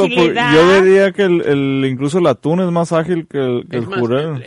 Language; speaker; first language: Spanish; native; Spanish